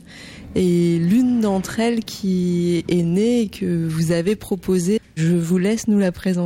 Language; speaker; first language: French; native; French